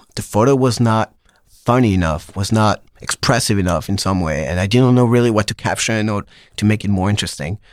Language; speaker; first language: English; non-native, fluent; French